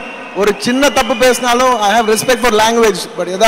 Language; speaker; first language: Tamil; non-native, local second language; Telugu